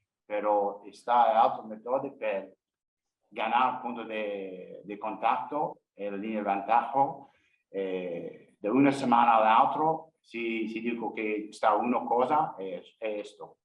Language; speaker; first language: Spanish; non-native, learner; English